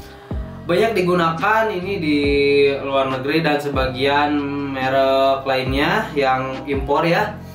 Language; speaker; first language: Indonesian; native; Indonesian